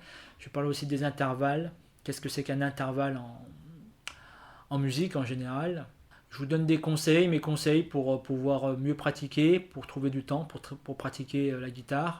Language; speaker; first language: French; native; French